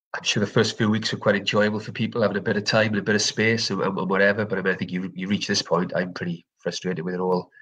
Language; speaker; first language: English; native; English